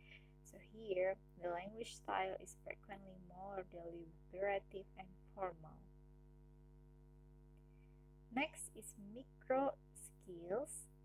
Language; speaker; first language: English; non-native, learner; Indonesian